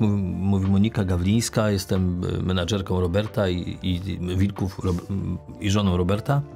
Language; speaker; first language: Polish; native; Polish